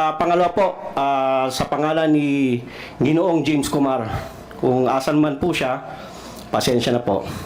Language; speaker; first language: Filipino; non-native, local second language; Cebuano